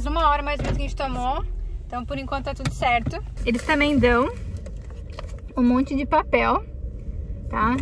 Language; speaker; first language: Portuguese; native; Portuguese